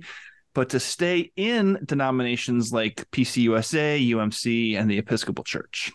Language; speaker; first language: English; native; English